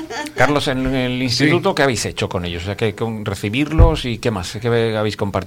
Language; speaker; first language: Spanish; native; Spanish